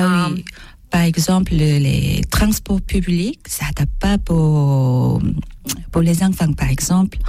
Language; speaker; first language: French; non-native, learner; Korean